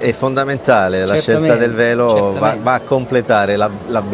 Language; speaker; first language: Italian; native; Italian